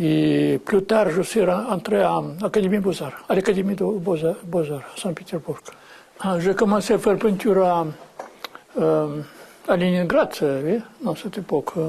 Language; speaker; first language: French; non-native, fluent; Russian